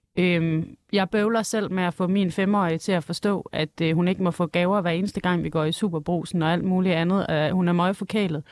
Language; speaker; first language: Danish; native; Danish